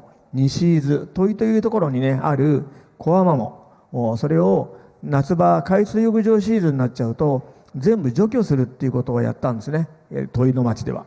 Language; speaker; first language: Japanese; native; Japanese